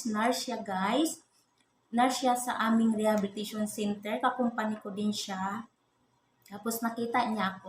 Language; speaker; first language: Filipino; native; Filipino